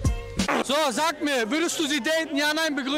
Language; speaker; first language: German; native; German